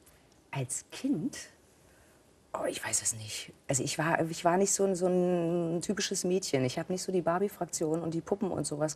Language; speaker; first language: German; native; German